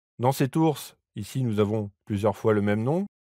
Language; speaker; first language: French; native; French